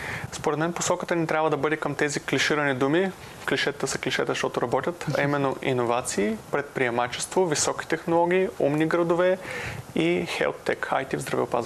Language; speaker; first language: Bulgarian; native; Bulgarian